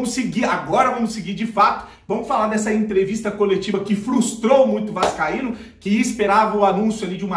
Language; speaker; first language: Portuguese; native; Portuguese